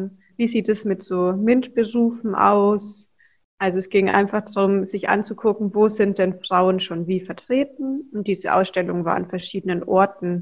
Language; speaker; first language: German; native; German